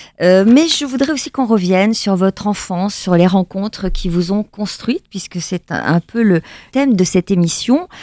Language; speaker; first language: French; native; French